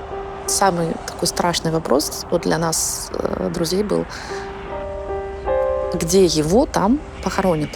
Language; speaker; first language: Russian; native; Russian